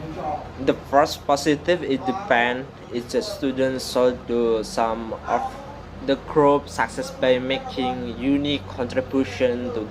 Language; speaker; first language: English; non-native, learner; Indonesian